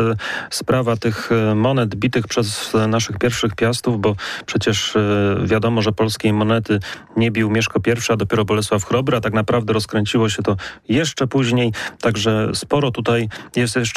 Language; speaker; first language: Polish; native; Polish